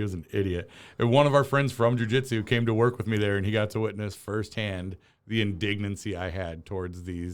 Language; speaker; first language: English; native; English